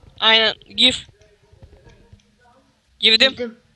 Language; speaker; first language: Turkish; native; Turkish